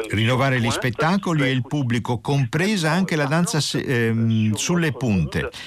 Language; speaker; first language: Italian; native; Italian